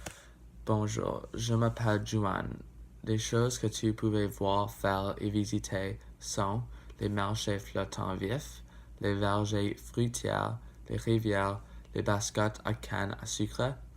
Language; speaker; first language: French; non-native, learner; English